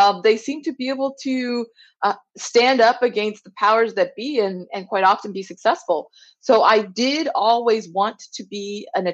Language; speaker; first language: English; native; English